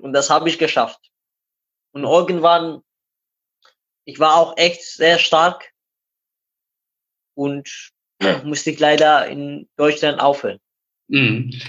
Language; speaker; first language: German; non-native, learner; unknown